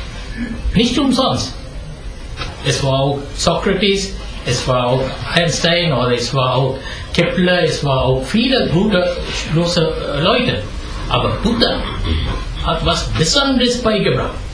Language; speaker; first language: German; non-native, fluent; Sinhala